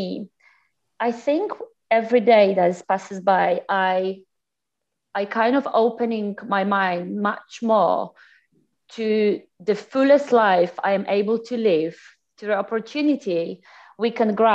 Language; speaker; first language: English; non-native, fluent; Polish